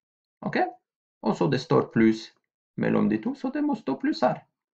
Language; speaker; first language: Norwegian; non-native, fluent; French